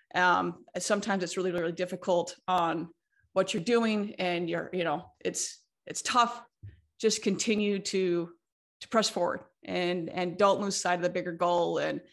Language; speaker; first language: English; native; English